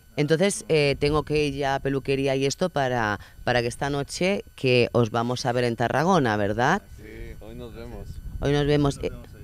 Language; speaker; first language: Spanish; non-native, local second language; Catalan